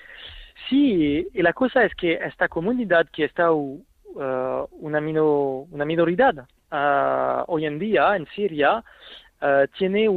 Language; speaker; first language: Spanish; non-native, fluent; French